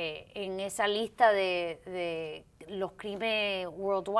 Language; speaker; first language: Spanish; early bilingual, heritage; Spanish